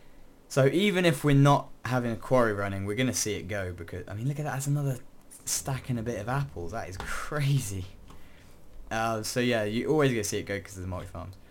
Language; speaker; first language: English; native; English